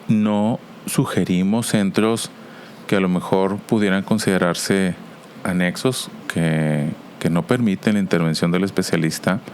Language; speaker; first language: Spanish; native; Spanish